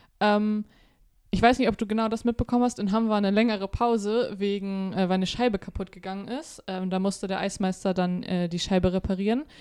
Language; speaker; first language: German; native; German